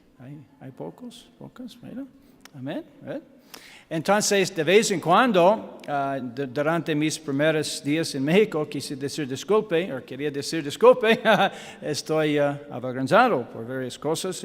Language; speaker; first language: Spanish; non-native, learner; English